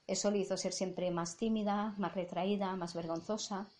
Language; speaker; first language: Spanish; non-native, local second language; Catalan